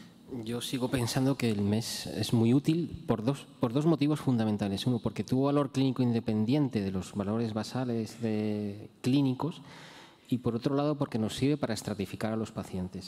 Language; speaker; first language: Spanish; native; Spanish